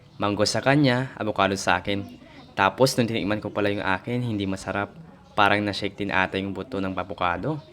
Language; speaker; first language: Filipino; non-native, local second language; Pangasinan